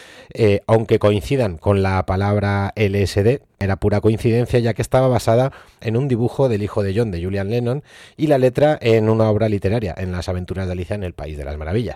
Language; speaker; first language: Spanish; native; Spanish